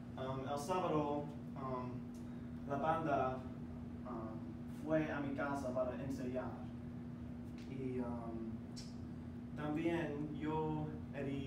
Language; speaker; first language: Spanish; non-native, learner; English